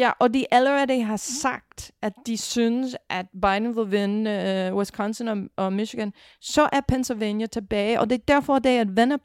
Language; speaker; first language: Danish; non-native, fluent; English